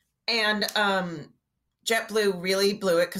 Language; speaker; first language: English; native; English